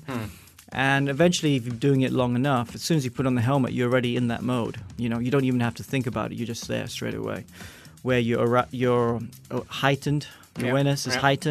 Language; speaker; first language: English; native; English